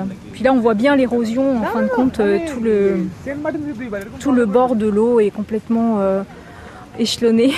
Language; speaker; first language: French; native; French